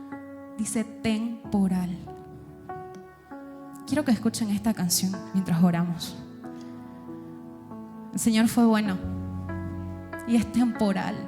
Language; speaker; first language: Spanish; native; Spanish